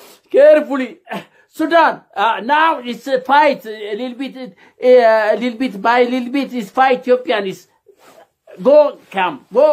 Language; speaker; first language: English; non-native, learner; Amharic